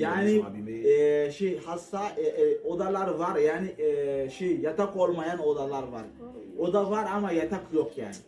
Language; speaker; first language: Turkish; non-native, learner; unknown